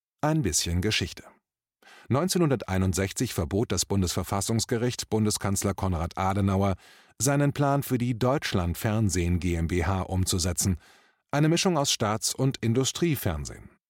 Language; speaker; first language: German; native; German